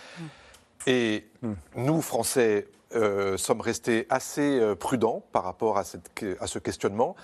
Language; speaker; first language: French; native; French